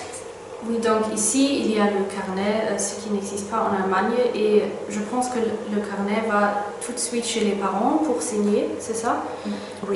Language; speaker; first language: French; non-native, fluent; German